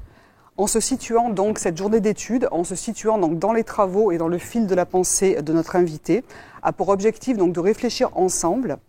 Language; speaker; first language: French; native; French